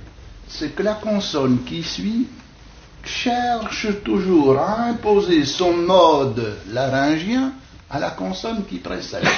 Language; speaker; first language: French; native; French